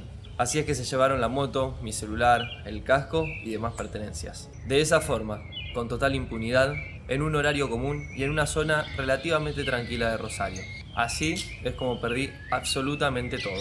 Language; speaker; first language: Spanish; native; Spanish